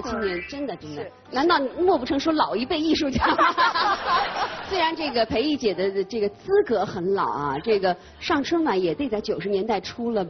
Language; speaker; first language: Chinese; native; Chinese